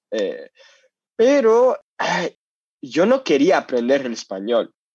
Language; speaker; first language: Spanish; non-native, fluent; English